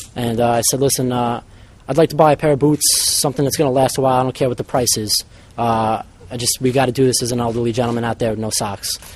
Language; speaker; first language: English; native; English